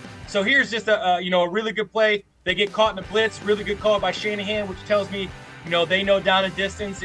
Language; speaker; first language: English; native; English